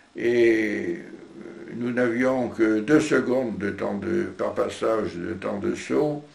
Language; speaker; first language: French; native; French